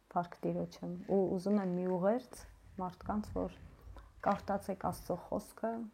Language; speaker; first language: Armenian; native; Armenian